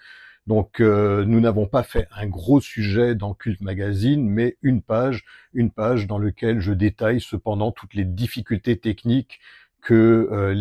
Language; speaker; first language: French; native; French